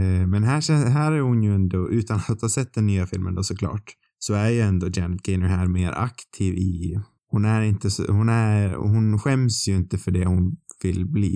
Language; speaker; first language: Swedish; native; Swedish